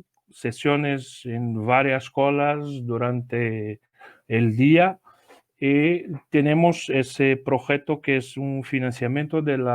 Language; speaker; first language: Spanish; non-native, learner; Portuguese